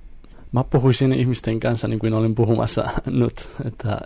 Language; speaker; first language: Finnish; non-native, fluent; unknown